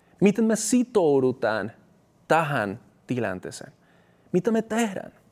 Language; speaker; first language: Finnish; non-native, fluent; Spanish